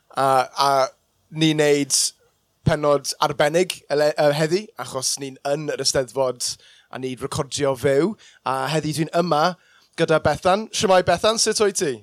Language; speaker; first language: Welsh; non-native, local second language; English